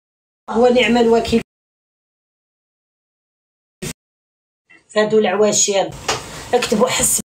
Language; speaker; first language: Arabic; native; Arabic